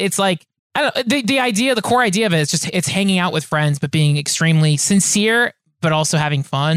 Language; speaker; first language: English; native; English